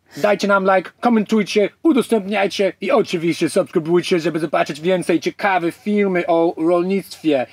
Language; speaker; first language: Polish; non-native, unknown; English